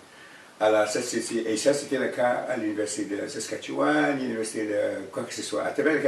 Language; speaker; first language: French; non-native, fluent; Cree